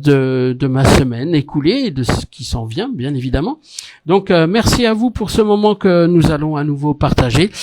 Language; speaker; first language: French; native; French